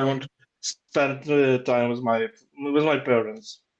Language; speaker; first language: English; non-native, learner; Ukrainian